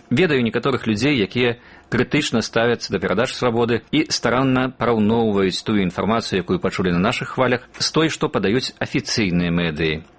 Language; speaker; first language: Belarusian; native; Belarusian